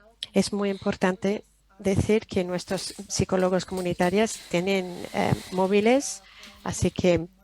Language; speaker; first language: Spanish; non-native, fluent; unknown